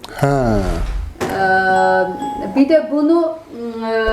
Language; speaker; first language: Turkish; non-native, fluent; Georgian